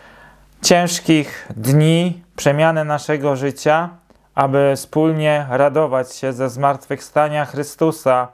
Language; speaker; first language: Polish; native; Polish